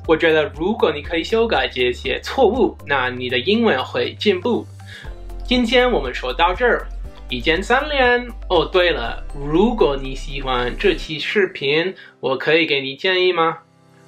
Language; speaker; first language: Chinese; non-native, fluent; English